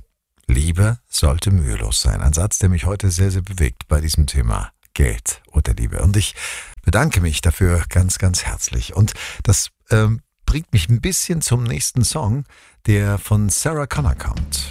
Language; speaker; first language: German; native; German